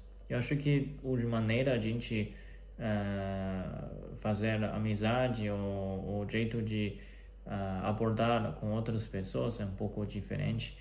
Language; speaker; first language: Portuguese; non-native, fluent; Chinese